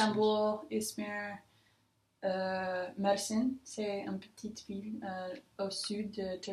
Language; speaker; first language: French; non-native, learner; English